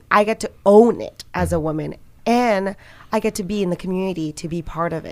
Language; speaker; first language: English; non-native, local second language; Malay